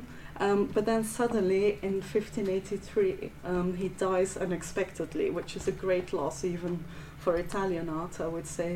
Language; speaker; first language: English; non-native, fluent; Dutch